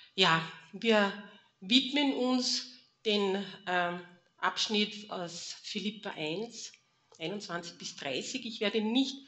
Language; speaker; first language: German; native; German